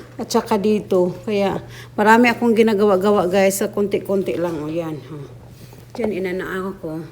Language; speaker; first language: Filipino; non-native, local second language; Cebuano